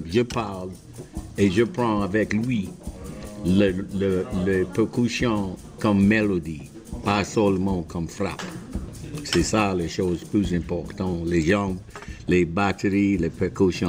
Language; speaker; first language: French; non-native, fluent; English